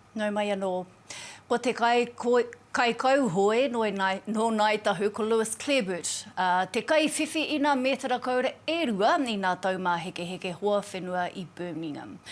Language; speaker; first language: Māori; native; Māori